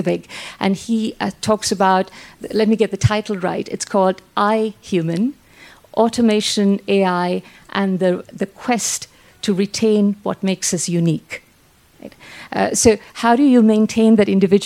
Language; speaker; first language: English; non-native, local second language; Sinhala